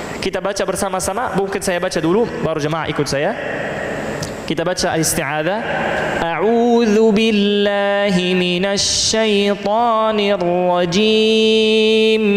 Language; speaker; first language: Malay; non-native, fluent; Arabic